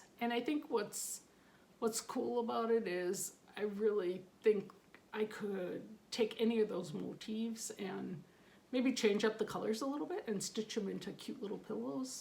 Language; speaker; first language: English; native; English